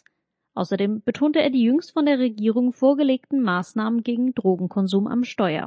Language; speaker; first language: German; native; German